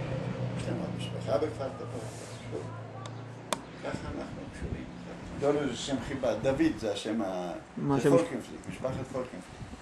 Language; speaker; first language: Hebrew; early bilingual, other home language; Polish